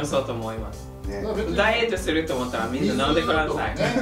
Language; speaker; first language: Japanese; non-native, fluent; English